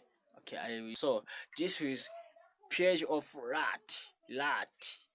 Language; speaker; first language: English; non-native, learner; Rundi